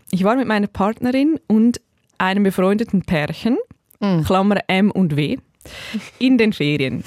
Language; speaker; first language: German; native; German